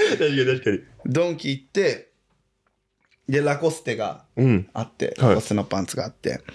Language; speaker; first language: Japanese; early bilingual, other home language; Portuguese